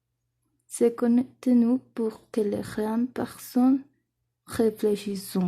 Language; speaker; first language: French; non-native, learner; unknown